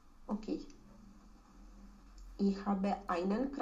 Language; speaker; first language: German; non-native, learner; Romanian